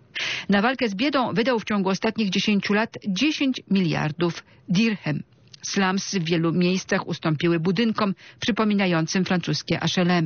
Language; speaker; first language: Polish; native; Polish